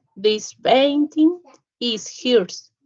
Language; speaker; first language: English; non-native, learner; Spanish